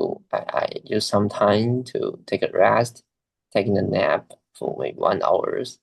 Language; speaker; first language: English; non-native, learner; Chinese